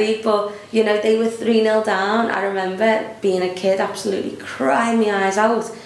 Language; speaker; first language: English; native; English